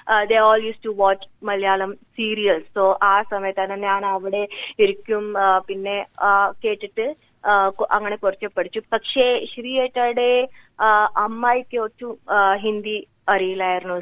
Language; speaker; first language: Malayalam; non-native, local second language; Marathi